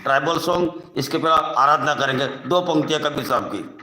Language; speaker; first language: Hindi; non-native, local second language; Gujarati